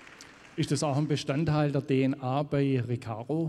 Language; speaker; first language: German; native; German